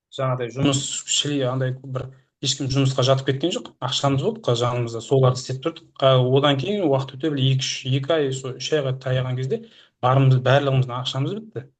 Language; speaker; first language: Kazakh; early bilingual, heritage; Kazakh